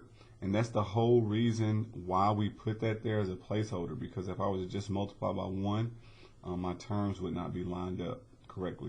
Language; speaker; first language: English; native; English